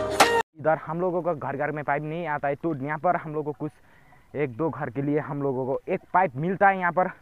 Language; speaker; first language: Hindi; non-native, local second language; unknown